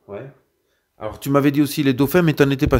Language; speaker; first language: French; native; French